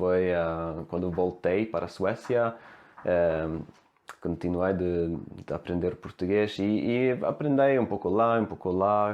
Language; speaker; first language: Portuguese; non-native, fluent; Swedish